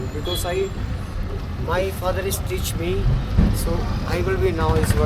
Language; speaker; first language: English; non-native, learner; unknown